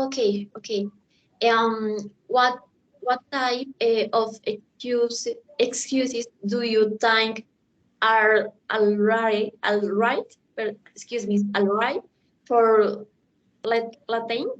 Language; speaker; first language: English; non-native, learner; Spanish